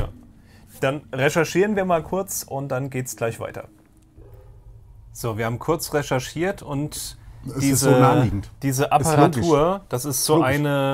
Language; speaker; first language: German; native; German